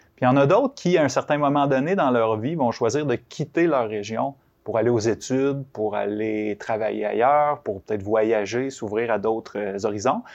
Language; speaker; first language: French; native; French